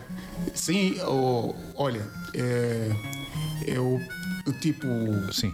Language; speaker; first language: Portuguese; non-native, learner; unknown